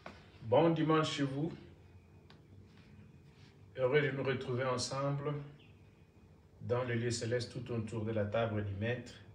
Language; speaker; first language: French; non-native, local second language; Lingala